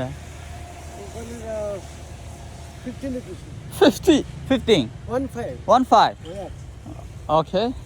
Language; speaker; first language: English; non-native, learner; Burmese